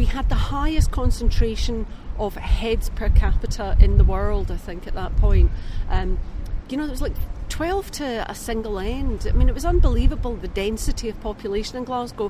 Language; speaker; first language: English; native; English